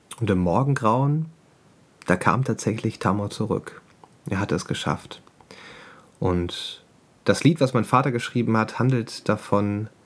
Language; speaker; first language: German; native; German